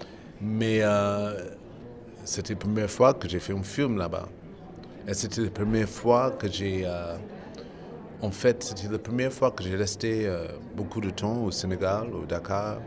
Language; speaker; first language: French; non-native, fluent; English